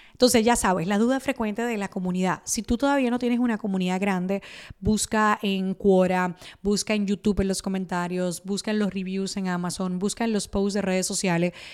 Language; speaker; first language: Spanish; early bilingual, other home language; Italian